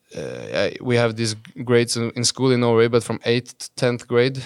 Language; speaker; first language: English; non-native, fluent; Norwegian